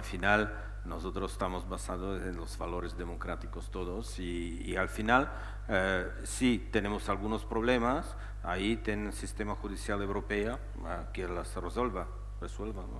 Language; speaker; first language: Spanish; non-native, fluent; Czech